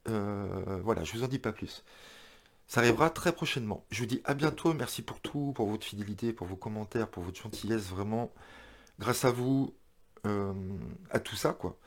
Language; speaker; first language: French; native; French